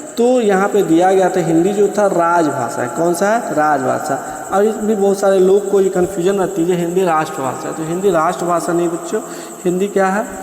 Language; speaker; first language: Hindi; native; Hindi